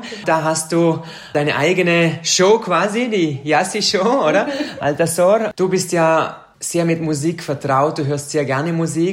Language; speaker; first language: German; native; German